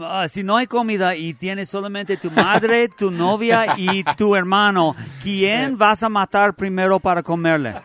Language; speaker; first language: Spanish; non-native, learner; English